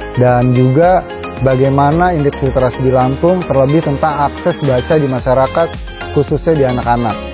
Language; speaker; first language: Indonesian; native; Indonesian